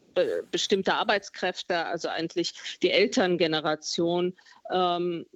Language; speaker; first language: German; early bilingual, other home language; Romanian